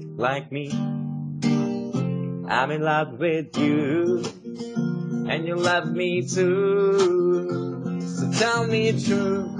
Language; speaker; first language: English; non-native, learner; Czech